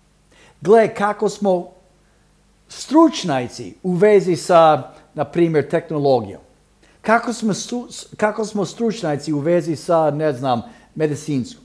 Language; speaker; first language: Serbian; early bilingual, heritage; Serbian